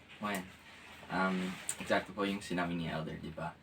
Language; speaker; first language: Filipino; non-native, fluent; English